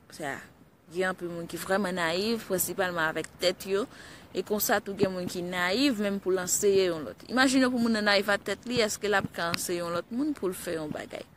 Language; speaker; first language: Haitian Creole; early bilingual, heritage; Haitian Creole